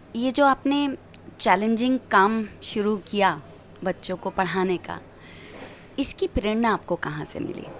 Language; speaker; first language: Hindi; native; Hindi